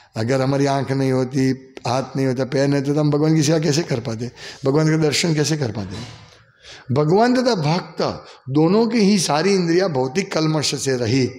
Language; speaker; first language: Hindi; non-native, local second language; Gujarati